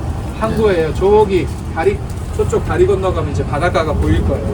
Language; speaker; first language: Korean; native; Korean